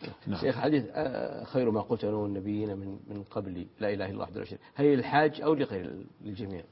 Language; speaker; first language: Arabic; native; Arabic